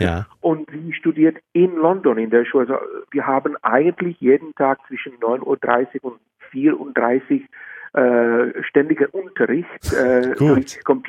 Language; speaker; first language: German; non-native, fluent; Czech